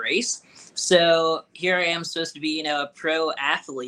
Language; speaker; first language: English; native; English